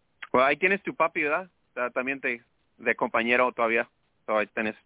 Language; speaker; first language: Spanish; early bilingual, heritage; Spanish